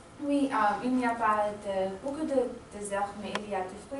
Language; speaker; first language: French; non-native, learner; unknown